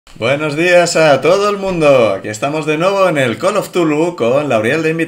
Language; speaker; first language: Spanish; native; Spanish